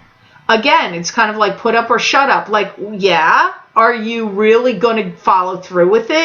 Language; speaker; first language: English; native; English